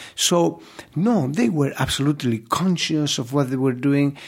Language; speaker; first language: English; non-native, fluent; Spanish